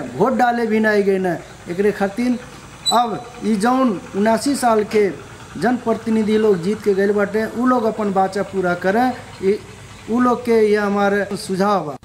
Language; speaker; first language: Bhojpuri; non-native, local second language; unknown